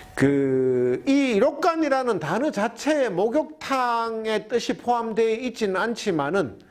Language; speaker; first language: Korean; native; Korean